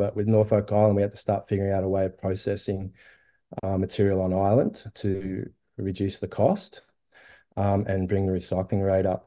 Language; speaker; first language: English; native; English